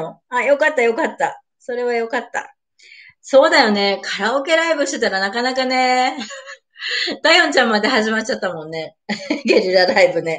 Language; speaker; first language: Japanese; native; Japanese